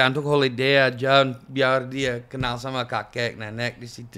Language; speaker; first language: Indonesian; non-native, fluent; English